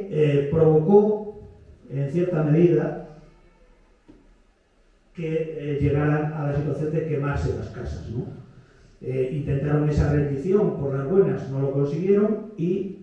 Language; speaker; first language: Spanish; native; Spanish